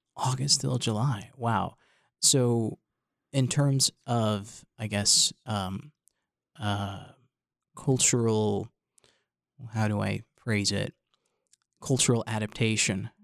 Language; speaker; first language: English; non-native, fluent; Arabic